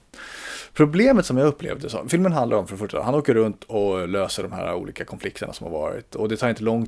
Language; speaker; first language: Swedish; native; Swedish